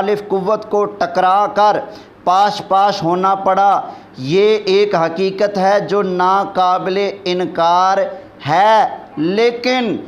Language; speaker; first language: Hindi; non-native, local second language; Punjabi